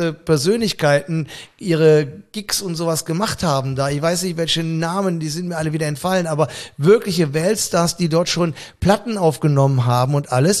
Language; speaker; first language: German; native; German